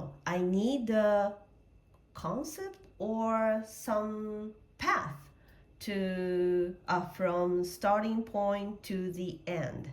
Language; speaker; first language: English; non-native, learner; Japanese